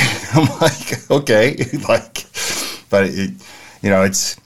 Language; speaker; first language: English; native; English